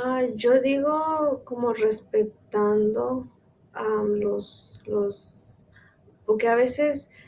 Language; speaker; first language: Spanish; non-native, local second language; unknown